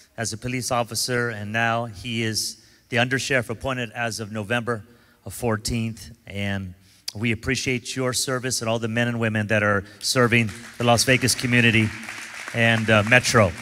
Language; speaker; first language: English; native; English